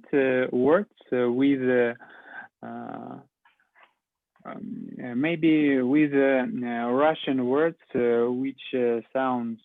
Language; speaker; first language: English; non-native, learner; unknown